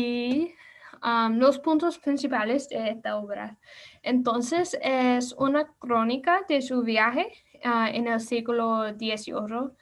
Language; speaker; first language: Spanish; non-native, learner; English